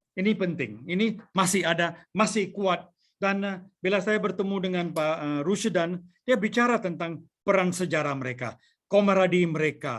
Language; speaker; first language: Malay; non-native, local second language; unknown